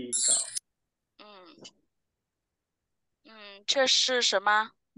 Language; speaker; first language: Chinese; non-native, fluent; Vietnamese